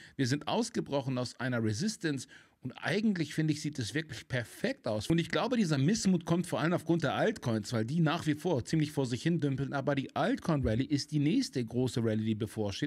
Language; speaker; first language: German; native; German